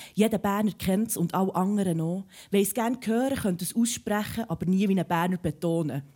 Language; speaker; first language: German; early bilingual, other home language; Serbian